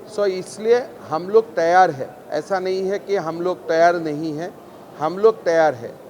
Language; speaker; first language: Hindi; non-native, local second language; Assamese